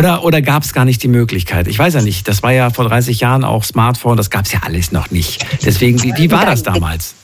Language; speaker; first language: German; native; German